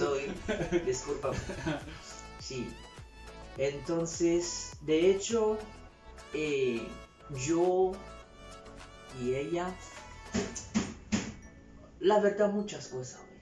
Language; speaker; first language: Spanish; non-native, learner; Haitian Creole